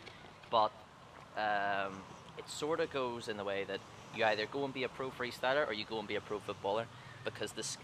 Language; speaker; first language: English; native; English